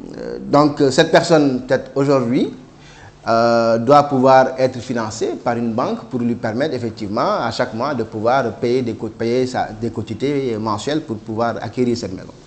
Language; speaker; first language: French; non-native, local second language; Wolof